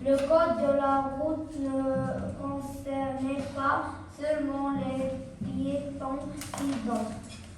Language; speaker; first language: French; non-native, learner; Arabic